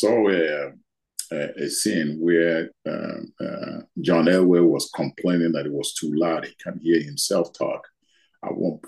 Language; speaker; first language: English; non-native, local second language; Igbo